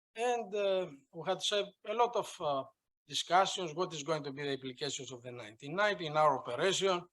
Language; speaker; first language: English; non-native, fluent; Greek